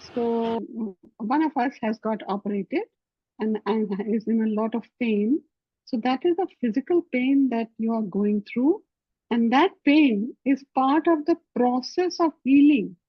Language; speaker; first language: English; non-native, local second language; Hindi